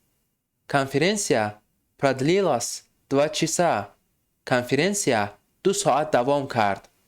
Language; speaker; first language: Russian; non-native, fluent; Tajik